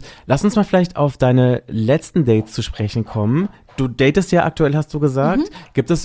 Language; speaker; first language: German; native; German